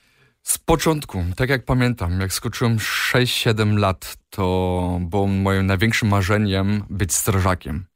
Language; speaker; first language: Polish; early bilingual, heritage; Polish